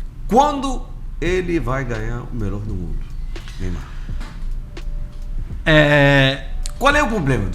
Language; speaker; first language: Portuguese; non-native, fluent; Arabic